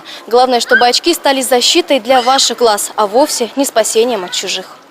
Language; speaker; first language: Russian; native; Russian